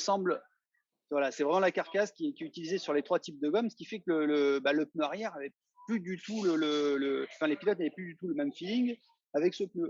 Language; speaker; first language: French; native; French